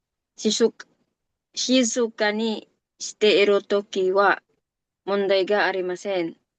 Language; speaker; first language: Japanese; non-native, learner; Filipino